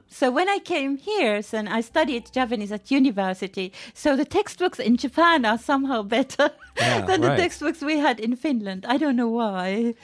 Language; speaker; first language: English; non-native, fluent; Finnish